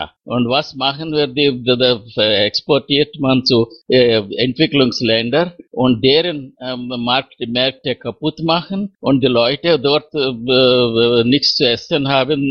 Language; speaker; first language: German; non-native, fluent; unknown